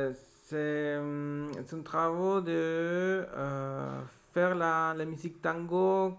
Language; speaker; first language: French; non-native, learner; Spanish